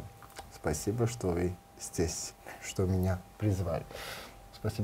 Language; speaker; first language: Russian; non-native, learner; Georgian